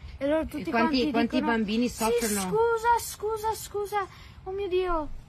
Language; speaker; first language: Italian; early bilingual, heritage; Italian